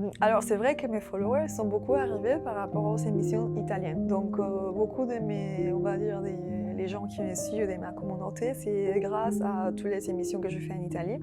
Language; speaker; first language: French; non-native, fluent; Spanish